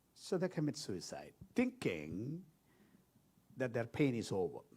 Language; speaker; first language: English; non-native, local second language; Malayalam